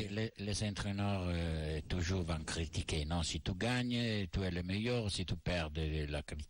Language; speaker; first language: French; non-native, learner; Italian